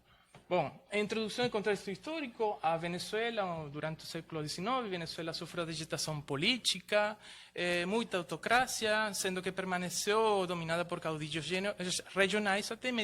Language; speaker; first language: Portuguese; non-native, fluent; Spanish